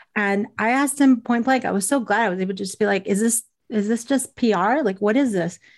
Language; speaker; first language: English; native; English